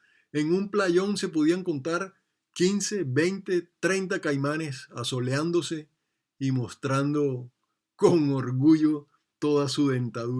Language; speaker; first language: Spanish; native; Spanish